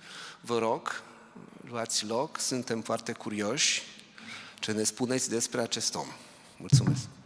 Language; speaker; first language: Romanian; non-native, fluent; Polish